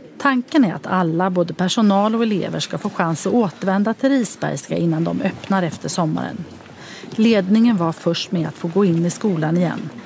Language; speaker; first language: Swedish; native; Swedish